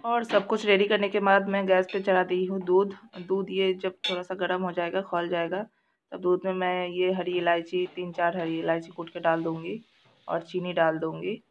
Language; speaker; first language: Hindi; non-native, local second language; Bangla